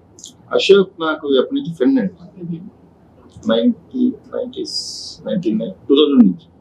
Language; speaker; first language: Telugu; native; Telugu